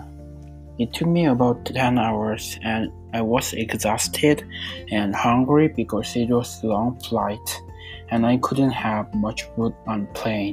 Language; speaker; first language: English; non-native, learner; Korean